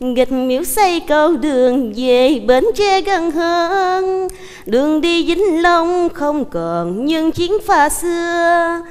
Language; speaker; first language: Vietnamese; native; Vietnamese